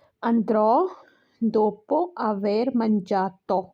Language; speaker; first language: Italian; non-native, fluent; Urdu